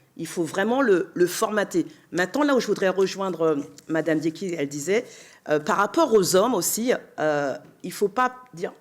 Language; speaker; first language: French; native; French